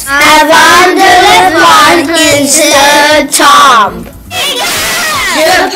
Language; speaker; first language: French; non-native, learner; English